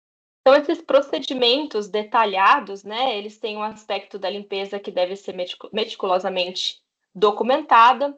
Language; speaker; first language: Portuguese; native; Portuguese